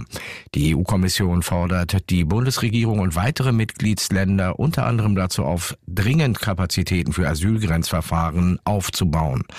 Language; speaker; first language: German; native; German